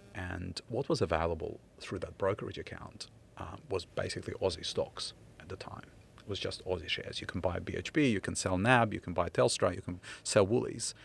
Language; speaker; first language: English; non-native, fluent; Ukrainian